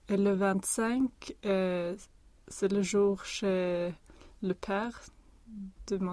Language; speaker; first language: French; non-native, learner; Swedish